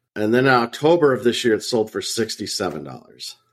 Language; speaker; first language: English; native; English